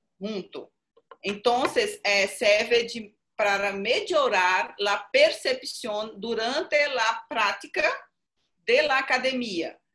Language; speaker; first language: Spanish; non-native, learner; Portuguese